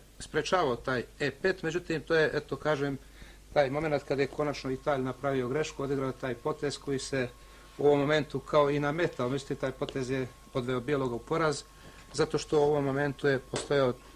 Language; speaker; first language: Bosnian; native; Bosnian